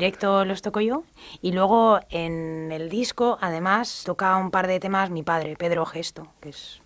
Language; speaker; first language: Spanish; native; Spanish